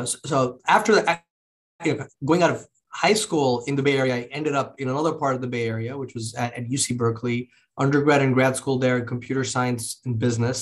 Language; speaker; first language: English; early bilingual, other home language; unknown